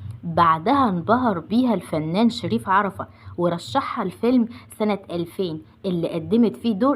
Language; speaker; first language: Arabic; native; Arabic